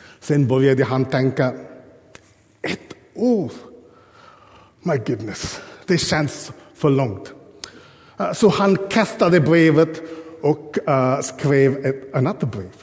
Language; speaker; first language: Swedish; non-native, fluent; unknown